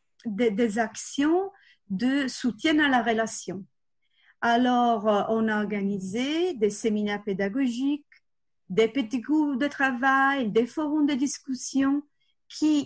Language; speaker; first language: French; non-native, fluent; Italian